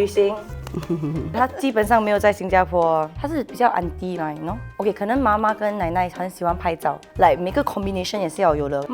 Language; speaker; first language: Chinese; non-native, local second language; English